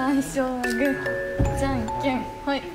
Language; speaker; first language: Japanese; native; Japanese